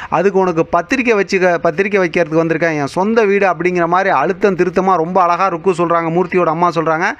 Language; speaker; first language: Tamil; native; Tamil